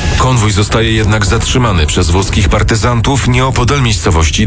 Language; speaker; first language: Polish; native; Polish